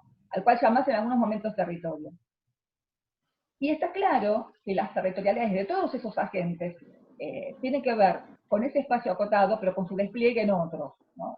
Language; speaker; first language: Spanish; native; Spanish